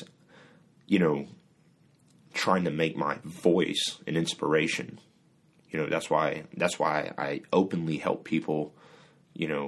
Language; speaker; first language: English; native; English